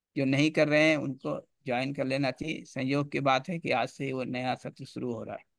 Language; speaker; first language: Hindi; native; Hindi